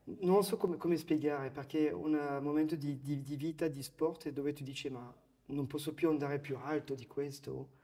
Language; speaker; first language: Italian; non-native, fluent; French